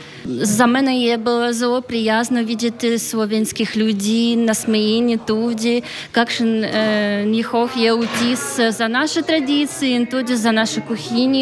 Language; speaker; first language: Slovenian; non-native, learner; Ukrainian